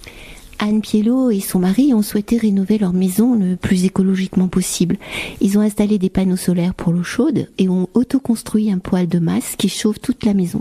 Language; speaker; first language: French; native; French